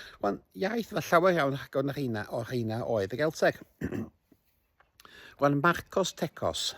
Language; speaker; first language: Welsh; native; Welsh